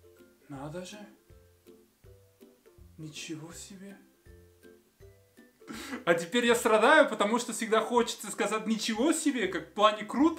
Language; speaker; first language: Russian; non-native, fluent; Spanish